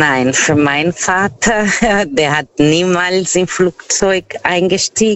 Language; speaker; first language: German; non-native, fluent; Portuguese